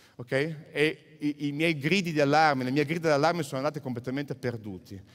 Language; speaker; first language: Italian; native; Italian